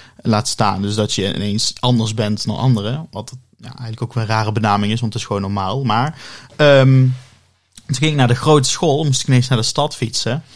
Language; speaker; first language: Dutch; native; Dutch